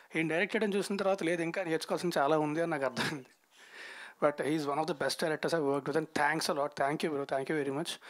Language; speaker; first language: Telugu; native; Telugu